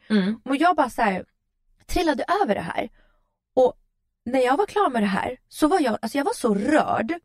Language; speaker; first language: Swedish; early bilingual, other home language; Russian